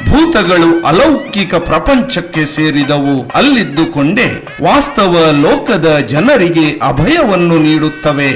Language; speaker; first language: Kannada; non-native, local second language; Tulu